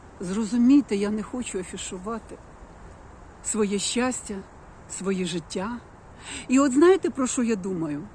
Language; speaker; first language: Ukrainian; non-native, local second language; Russian